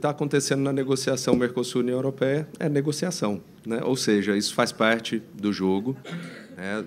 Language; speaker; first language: Portuguese; native; Portuguese